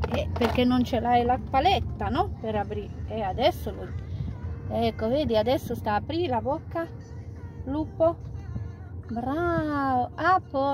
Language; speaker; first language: Italian; non-native, learner; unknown